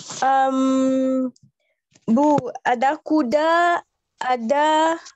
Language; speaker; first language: Indonesian; non-native, learner; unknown